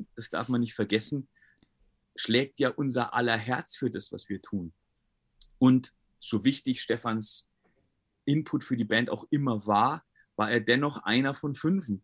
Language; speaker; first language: German; native; German